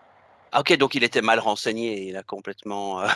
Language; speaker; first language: French; native; French